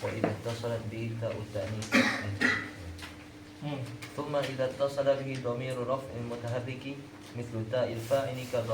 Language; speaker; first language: Arabic; non-native, learner; Malay